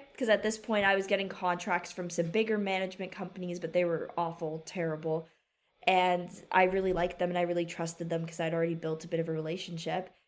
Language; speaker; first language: English; native; English